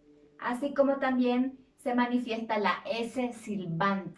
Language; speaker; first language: Spanish; native; Spanish